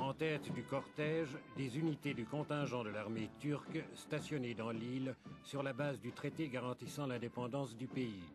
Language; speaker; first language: French; native; French